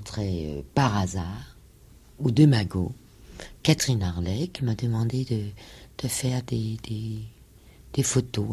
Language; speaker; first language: French; non-native, fluent; Danish